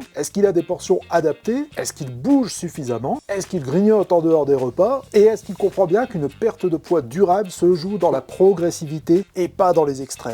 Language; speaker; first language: French; native; French